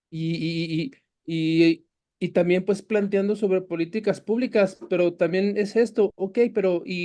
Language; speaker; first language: Spanish; native; Spanish